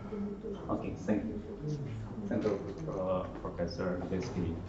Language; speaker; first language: English; non-native, learner; Chinese